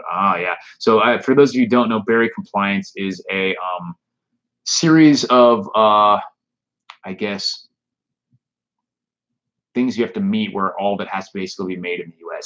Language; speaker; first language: English; native; English